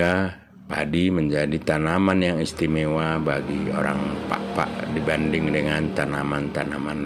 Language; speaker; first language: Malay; non-native, local second language; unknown